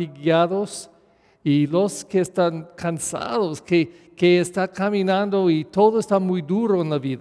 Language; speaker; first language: Spanish; non-native, fluent; English